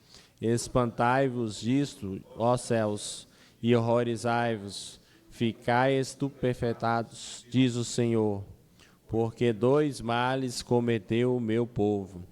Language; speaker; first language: Portuguese; native; Portuguese